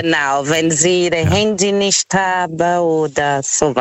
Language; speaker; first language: German; non-native, fluent; Portuguese